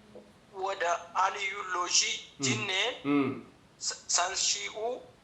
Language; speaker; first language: Chinese; non-native, learner; Amharic